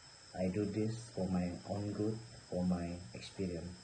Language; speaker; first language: English; non-native, learner; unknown